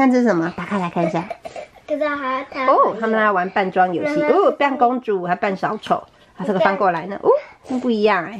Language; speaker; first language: Chinese; native; Chinese